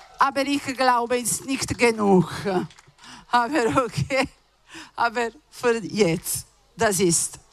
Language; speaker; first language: German; non-native, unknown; Italian